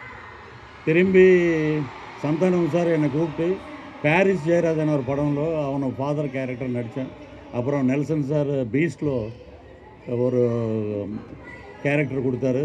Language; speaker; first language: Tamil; non-native, local second language; Telugu